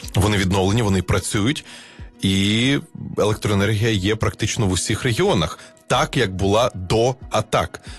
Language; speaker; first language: Ukrainian; native; Ukrainian